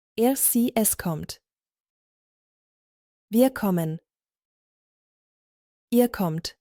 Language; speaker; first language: German; non-native, fluent; Croatian